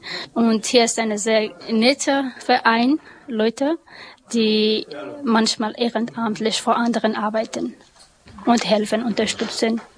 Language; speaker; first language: German; non-native, learner; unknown